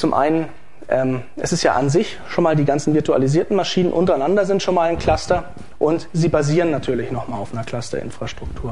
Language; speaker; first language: German; native; German